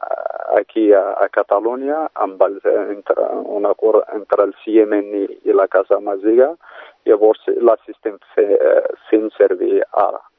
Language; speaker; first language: Catalan; non-native, fluent; Berber languages